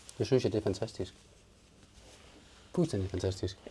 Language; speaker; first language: Danish; native; Danish